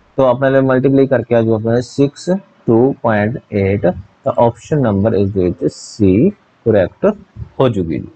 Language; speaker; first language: Hindi; non-native, local second language; Punjabi